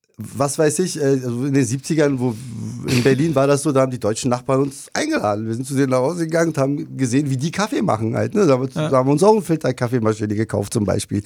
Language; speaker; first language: German; early bilingual, other home language; Turkish